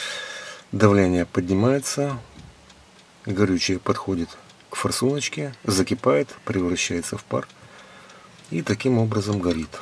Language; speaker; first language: Russian; native; Russian